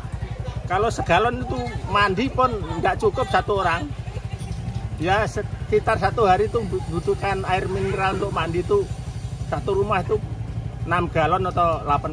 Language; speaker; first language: Indonesian; non-native, local second language; Javanese